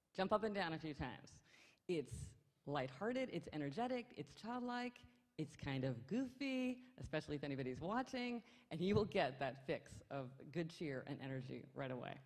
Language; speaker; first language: English; native; English